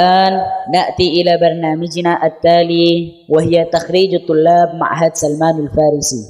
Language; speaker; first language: Arabic; non-native, fluent; Indonesian